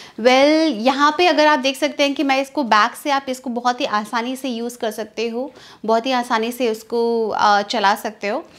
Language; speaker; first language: Hindi; native; Hindi